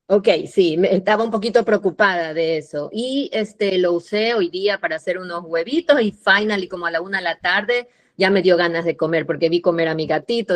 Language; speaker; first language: Spanish; native; Spanish